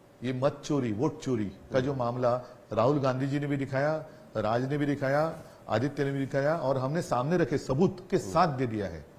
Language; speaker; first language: Hindi; non-native, local second language; Marathi